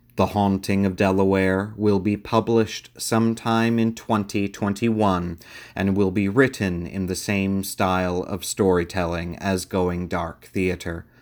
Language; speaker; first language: English; native; English